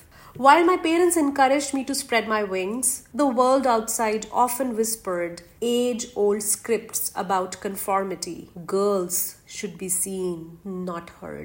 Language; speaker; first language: English; non-native, local second language; Hindi